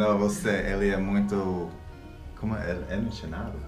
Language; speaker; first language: Portuguese; non-native, learner; English